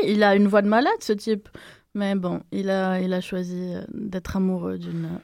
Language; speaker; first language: French; non-native, local second language; Arabic